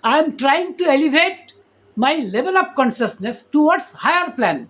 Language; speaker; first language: English; non-native, local second language; Bangla